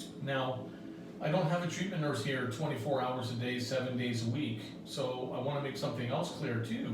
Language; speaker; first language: English; native; English